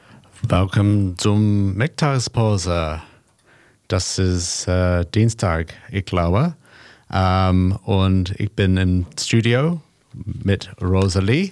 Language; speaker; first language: German; non-native, learner; English